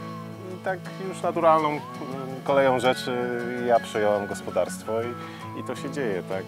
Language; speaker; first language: Polish; native; Polish